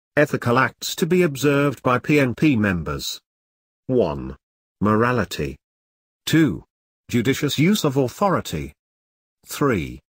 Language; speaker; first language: English; non-native, local second language; Filipino